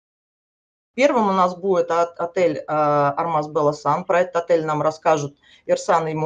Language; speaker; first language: Russian; native; Russian